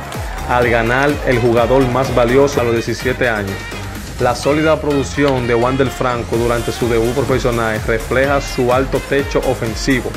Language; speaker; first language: Spanish; native; Spanish